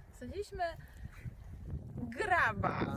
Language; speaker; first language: Polish; native; Polish